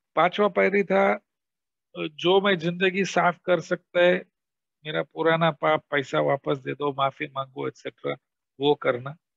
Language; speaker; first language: Hindi; non-native, local second language; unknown